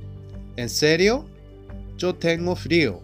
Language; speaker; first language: Spanish; non-native, fluent; Japanese